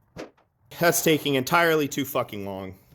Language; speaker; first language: English; native; English